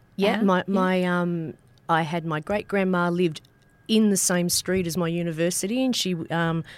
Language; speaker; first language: English; native; English